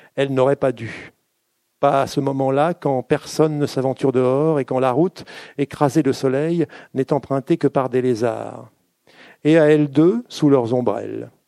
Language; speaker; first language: French; native; French